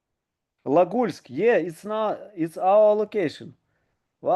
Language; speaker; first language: English; non-native, learner; Ukrainian